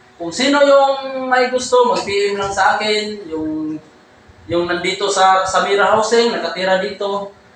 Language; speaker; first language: Filipino; non-native, local second language; Cebuano